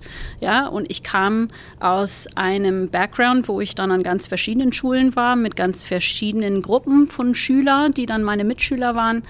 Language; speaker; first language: German; non-native, fluent; English